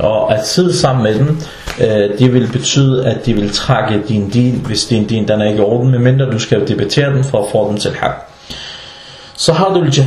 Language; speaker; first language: Danish; early bilingual, other home language; Arabic